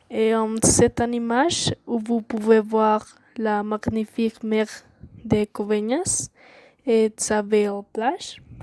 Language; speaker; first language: French; non-native, learner; Spanish